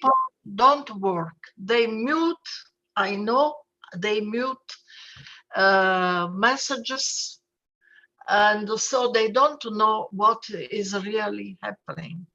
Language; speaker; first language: English; non-native, fluent; Italian